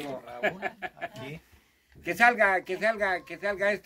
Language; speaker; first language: Spanish; native; Spanish